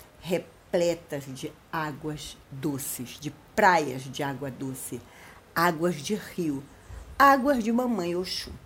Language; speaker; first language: Portuguese; native; Portuguese